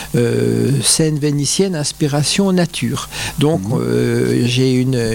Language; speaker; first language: French; native; French